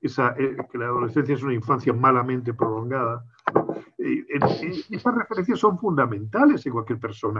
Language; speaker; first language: Spanish; native; Spanish